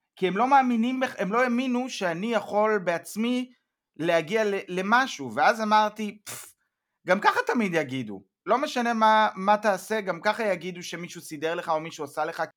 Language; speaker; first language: Hebrew; native; Hebrew